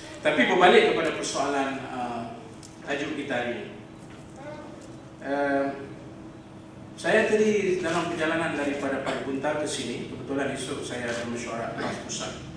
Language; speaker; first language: Malay; native; Malay